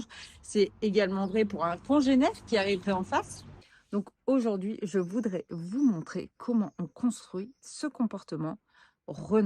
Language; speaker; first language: French; native; French